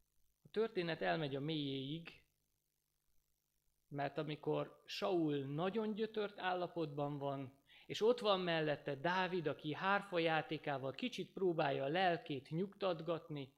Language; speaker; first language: Hungarian; native; Hungarian